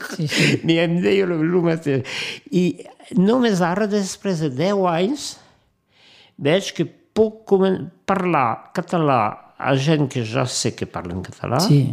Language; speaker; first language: Catalan; non-native, local second language; French